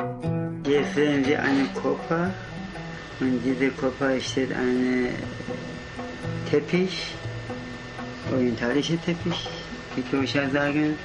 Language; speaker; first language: German; non-native, fluent; Kurdish